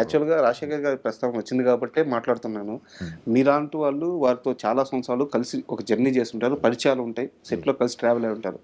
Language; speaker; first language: Telugu; native; Telugu